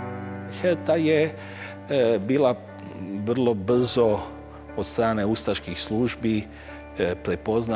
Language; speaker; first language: Croatian; native; Croatian